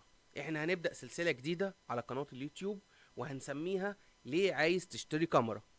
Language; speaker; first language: Arabic; native; Arabic